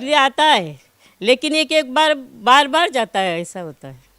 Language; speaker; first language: Hindi; non-native, local second language; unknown